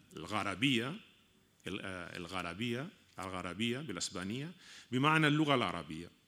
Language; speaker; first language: Arabic; non-native, fluent; Catalan